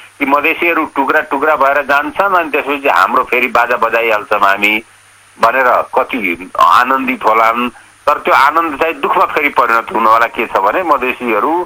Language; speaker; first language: Nepali; non-native, local second language; Awadhi